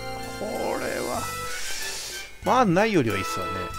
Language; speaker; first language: Japanese; native; Japanese